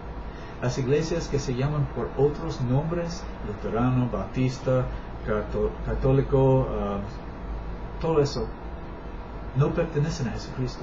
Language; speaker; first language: Spanish; non-native, learner; English